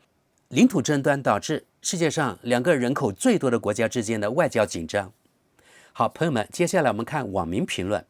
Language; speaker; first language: Chinese; native; Chinese